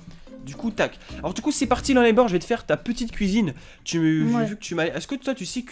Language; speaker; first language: French; native; French